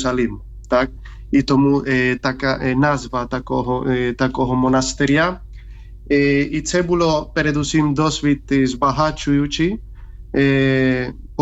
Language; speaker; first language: Ukrainian; non-native, fluent; Spanish